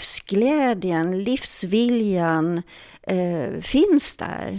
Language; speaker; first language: Swedish; early bilingual, other home language; German